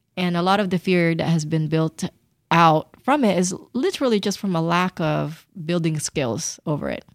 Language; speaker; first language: English; early bilingual, other home language; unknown